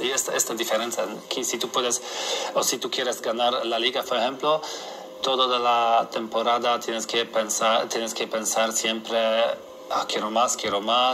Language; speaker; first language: Spanish; non-native, learner; Polish